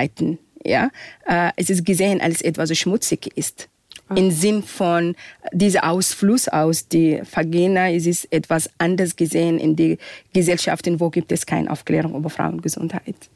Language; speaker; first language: German; non-native, fluent; Arabic